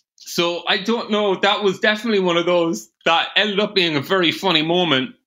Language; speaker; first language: English; native; English